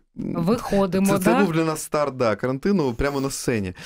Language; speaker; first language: Ukrainian; native; Ukrainian